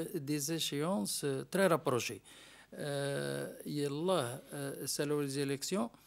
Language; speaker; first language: French; non-native, local second language; Arabic